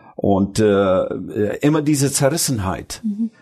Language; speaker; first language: German; early bilingual, other home language; Russian